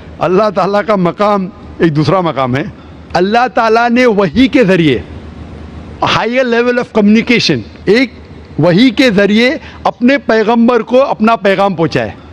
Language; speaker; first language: Urdu; non-native, local second language; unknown